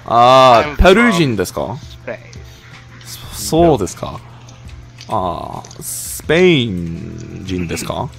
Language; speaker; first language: Japanese; non-native, learner; English